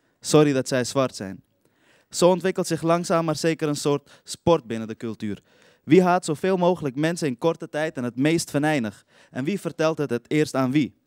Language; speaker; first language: Dutch; early bilingual, other home language; Persian